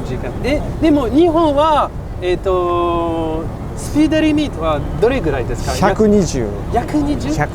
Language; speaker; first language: Japanese; non-native, learner; French